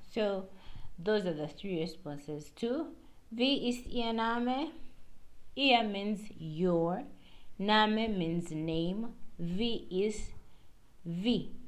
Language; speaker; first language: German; non-native, learner; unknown